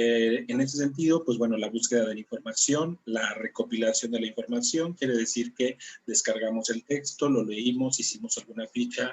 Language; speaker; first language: Spanish; native; Spanish